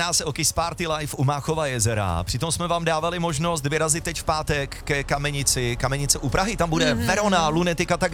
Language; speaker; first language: Czech; native; Czech